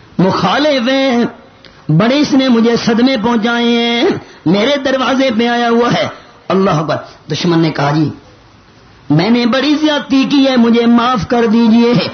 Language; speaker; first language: Urdu; non-native, local second language; Punjabi